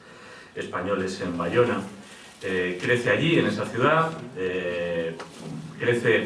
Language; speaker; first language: Spanish; native; Spanish